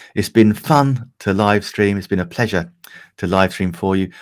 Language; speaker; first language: English; native; English